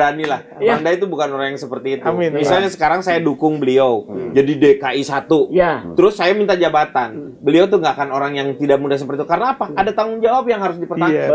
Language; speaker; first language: Indonesian; native; Indonesian